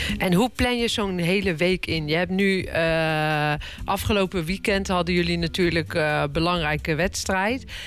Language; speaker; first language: Dutch; native; Dutch